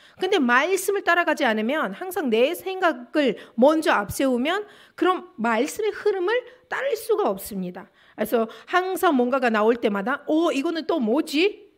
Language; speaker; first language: Korean; non-native, fluent; Russian